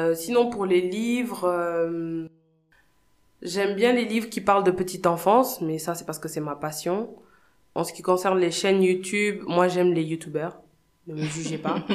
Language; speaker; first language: French; non-native, local second language; Wolof